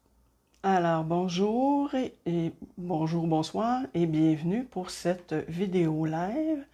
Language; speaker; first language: French; native; French